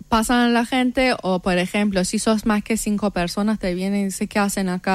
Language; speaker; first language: Spanish; non-native, fluent; Persian